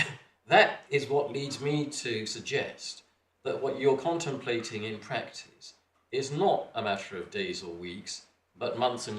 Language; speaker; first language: English; native; English